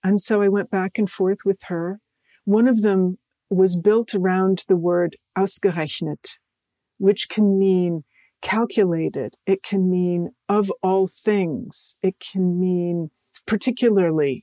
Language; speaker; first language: English; native; English